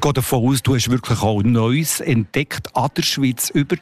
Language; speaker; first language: German; native; German